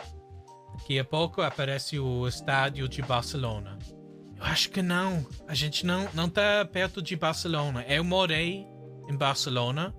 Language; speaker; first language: Portuguese; non-native, fluent; English